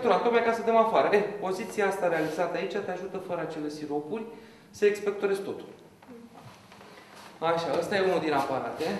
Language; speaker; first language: Romanian; native; Romanian